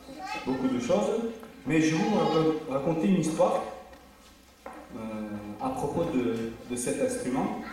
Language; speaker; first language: French; non-native, fluent; Uzbek